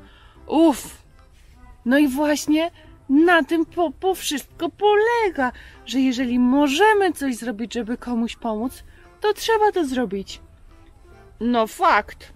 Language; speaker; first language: Polish; native; Polish